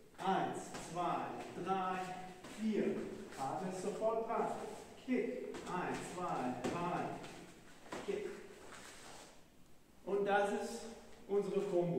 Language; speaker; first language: German; non-native, fluent; Hebrew